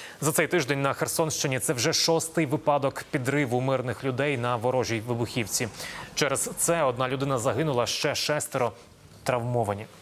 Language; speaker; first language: Ukrainian; native; Ukrainian